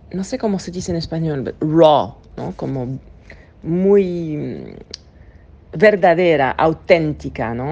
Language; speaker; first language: Spanish; non-native, fluent; French